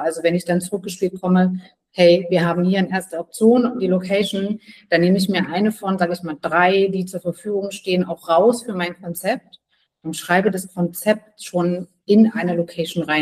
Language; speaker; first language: German; native; German